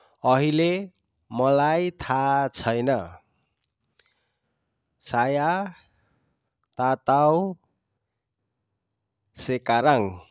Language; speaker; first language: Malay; non-native, learner; Nepali